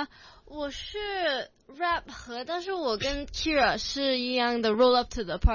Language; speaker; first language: Chinese; non-native, local second language; Cantonese